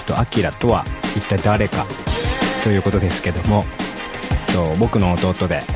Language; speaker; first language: Japanese; native; Japanese